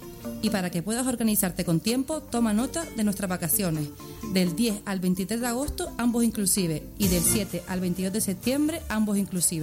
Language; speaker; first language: Spanish; native; Spanish